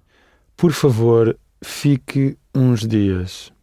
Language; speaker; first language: Portuguese; non-native, learner; English